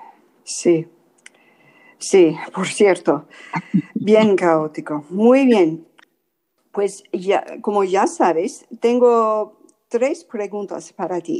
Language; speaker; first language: Spanish; non-native, fluent; English